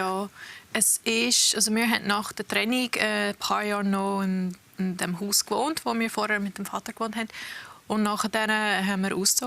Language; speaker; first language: German; early bilingual, heritage; English